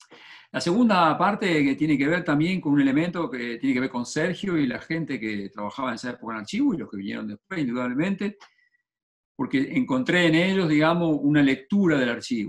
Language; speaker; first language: Spanish; native; Spanish